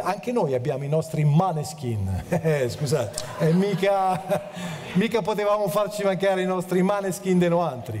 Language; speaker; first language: Italian; native; Italian